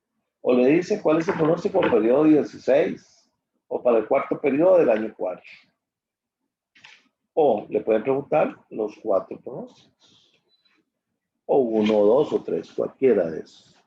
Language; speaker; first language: Spanish; native; Spanish